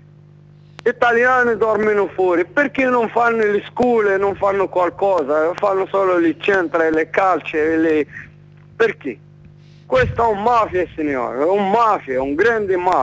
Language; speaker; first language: Italian; non-native, learner; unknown